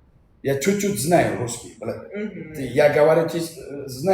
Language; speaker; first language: Russian; non-native, learner; Uzbek